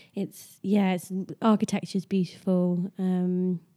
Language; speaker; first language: English; native; English